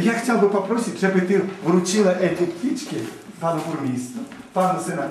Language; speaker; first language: Polish; early bilingual, heritage; Polish